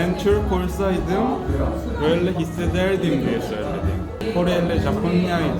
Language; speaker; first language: Turkish; non-native, learner; Korean